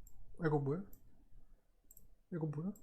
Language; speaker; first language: Korean; non-native, learner; Russian